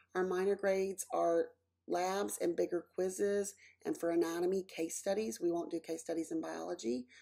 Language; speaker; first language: English; native; English